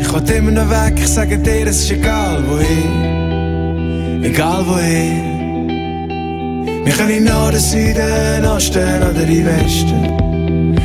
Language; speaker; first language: German; native; German